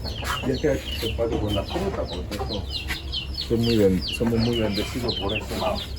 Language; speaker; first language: Spanish; native; Spanish